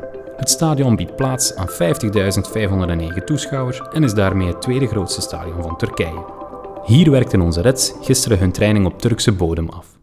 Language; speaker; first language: Dutch; native; Dutch